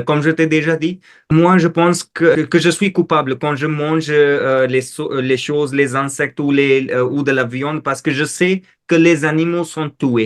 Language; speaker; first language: French; non-native, fluent; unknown